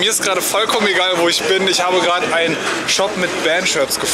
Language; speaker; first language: German; native; German